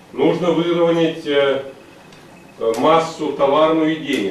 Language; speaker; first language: Russian; native; Russian